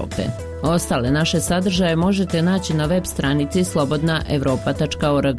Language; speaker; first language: Croatian; native; Croatian